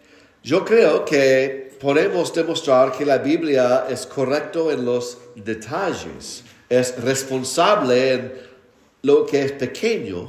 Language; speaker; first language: Spanish; non-native, fluent; English